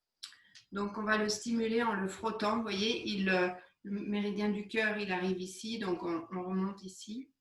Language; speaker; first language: French; native; French